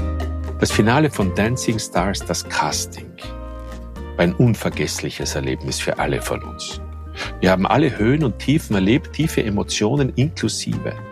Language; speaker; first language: German; native; German